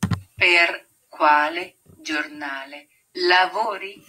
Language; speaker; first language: Italian; non-native, learner; English